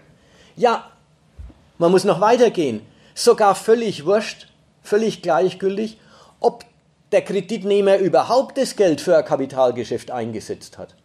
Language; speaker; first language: German; native; German